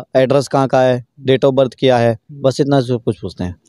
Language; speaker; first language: Hindi; native; Hindi